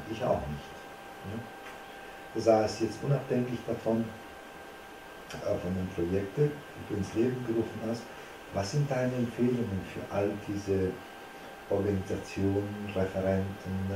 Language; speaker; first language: German; non-native, fluent; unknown